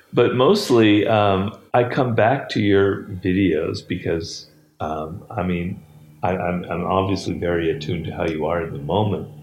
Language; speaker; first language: English; native; English